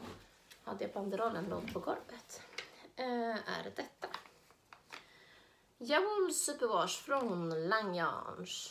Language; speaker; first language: Swedish; native; Swedish